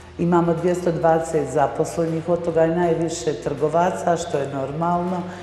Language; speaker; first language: Bosnian; native; Bosnian